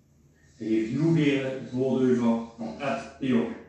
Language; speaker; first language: Dutch; native; Dutch